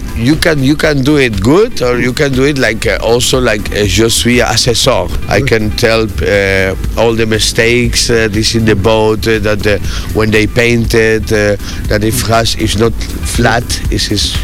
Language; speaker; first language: English; non-native, learner; Spanish